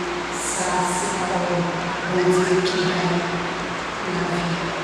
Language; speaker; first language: French; non-native, local second language; Haitian Creole